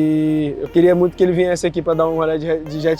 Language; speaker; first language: Portuguese; native; Portuguese